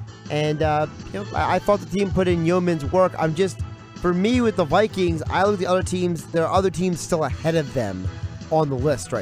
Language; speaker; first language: English; native; English